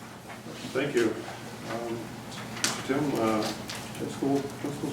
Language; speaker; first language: English; native; English